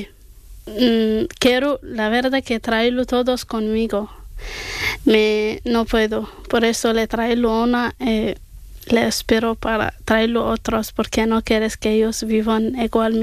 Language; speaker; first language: Spanish; non-native, learner; Arabic